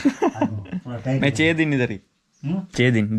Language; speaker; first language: Hindi; non-native, learner; Malayalam